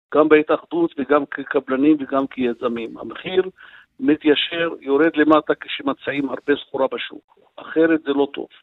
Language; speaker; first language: Hebrew; non-native, local second language; Arabic